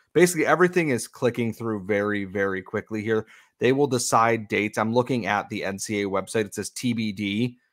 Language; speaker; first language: English; native; English